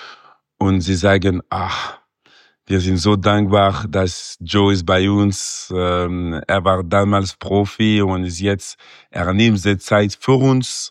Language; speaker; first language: German; non-native, local second language; French